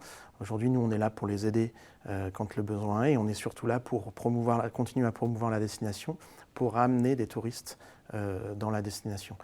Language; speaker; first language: French; native; French